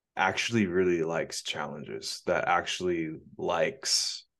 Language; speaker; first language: English; native; English